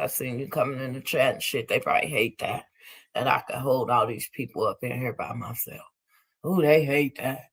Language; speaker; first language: English; native; English